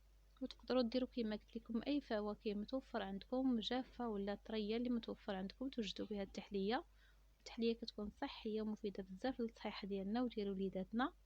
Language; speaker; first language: Arabic; native; Arabic